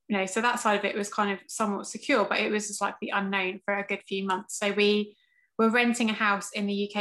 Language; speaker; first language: English; native; English